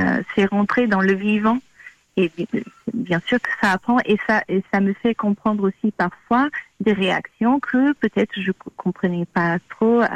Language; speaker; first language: French; non-native, fluent; Portuguese